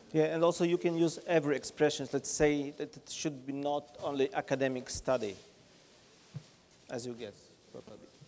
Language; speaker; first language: English; non-native, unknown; Polish